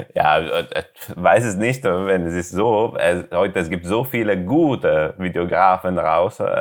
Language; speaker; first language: German; non-native, learner; Italian